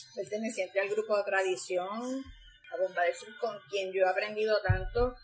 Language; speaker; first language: Spanish; native; Spanish